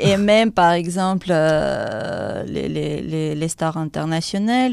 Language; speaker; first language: French; non-native, fluent; Russian